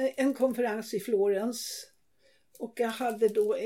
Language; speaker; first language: Swedish; native; Swedish